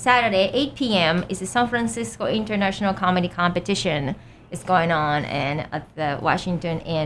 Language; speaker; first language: English; non-native, fluent; Japanese